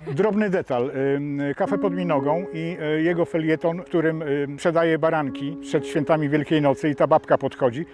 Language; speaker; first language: Polish; native; Polish